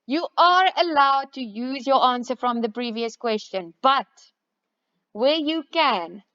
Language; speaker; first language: English; non-native, local second language; Afrikaans